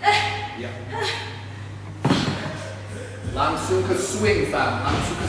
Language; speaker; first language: Indonesian; non-native, fluent; English